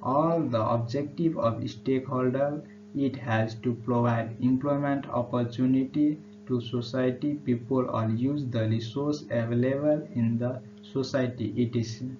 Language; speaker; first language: English; non-native, local second language; Nepali